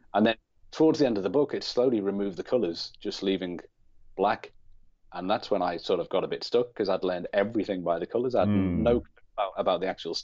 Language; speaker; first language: English; native; English